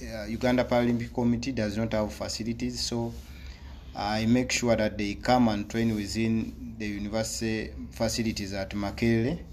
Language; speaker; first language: English; non-native, local second language; Ganda